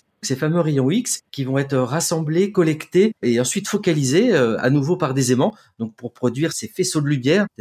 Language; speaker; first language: French; native; French